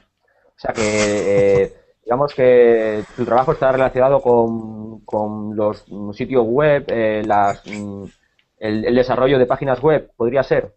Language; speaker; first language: Spanish; native; Spanish